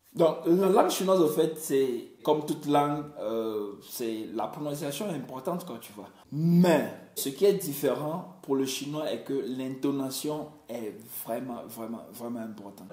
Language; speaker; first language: French; non-native, local second language; Ewe